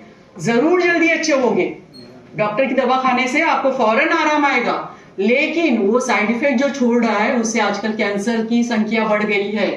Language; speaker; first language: Hindi; native; Hindi